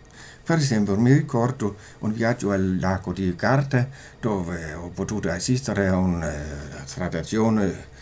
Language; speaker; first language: Italian; non-native, fluent; Danish